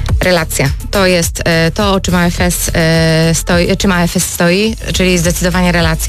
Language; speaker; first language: Polish; native; Polish